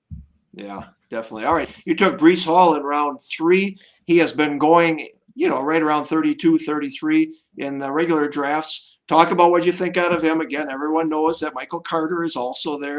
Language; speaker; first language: English; native; English